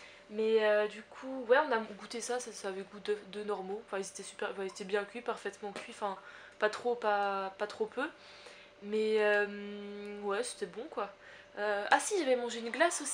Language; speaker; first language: French; native; French